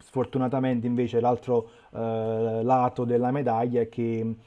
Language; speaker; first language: Italian; native; Italian